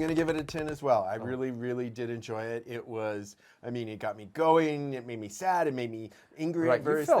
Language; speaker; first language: English; native; English